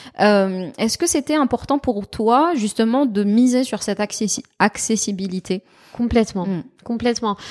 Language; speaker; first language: French; non-native, local second language; Arabic